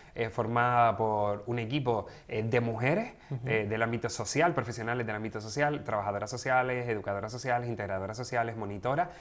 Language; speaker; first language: Spanish; native; Spanish